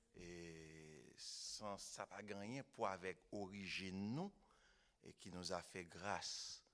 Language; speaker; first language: French; non-native, local second language; Haitian Creole